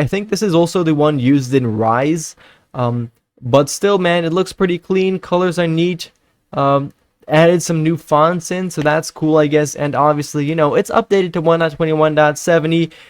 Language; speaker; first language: English; non-native, fluent; Dutch